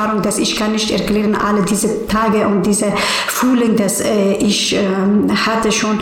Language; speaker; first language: German; non-native, learner; Persian